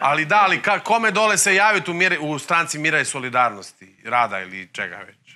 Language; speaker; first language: Croatian; native; Croatian